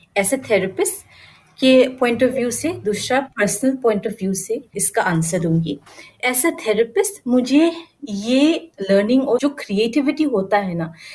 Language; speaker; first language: Hindi; non-native, local second language; Garo